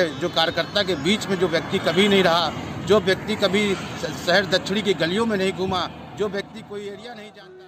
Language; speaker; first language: Hindi; native; Hindi